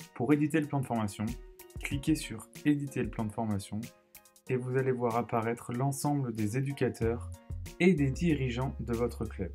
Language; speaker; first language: French; native; French